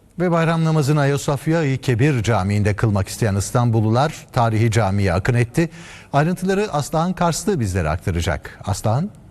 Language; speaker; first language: Turkish; native; Turkish